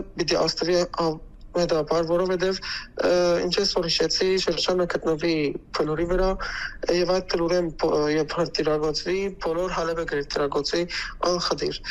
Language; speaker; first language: Armenian; native; Armenian